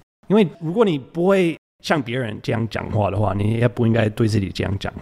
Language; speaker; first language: Chinese; non-native, fluent; English